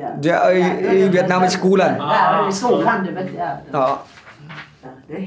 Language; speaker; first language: Swedish; non-native, learner; Vietnamese